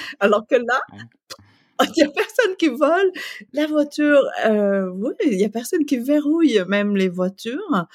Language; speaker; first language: French; early bilingual, other home language; Vietnamese